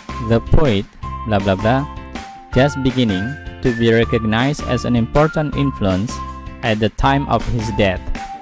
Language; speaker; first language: English; non-native, fluent; Indonesian